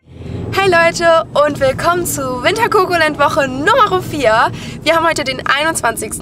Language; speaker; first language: German; native; German